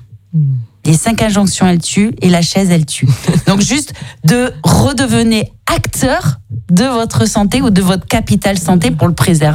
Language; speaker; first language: French; native; French